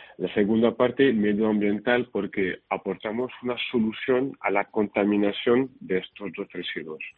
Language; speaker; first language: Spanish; non-native, fluent; French